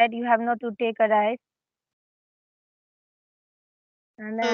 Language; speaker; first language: English; non-native, learner; Hindi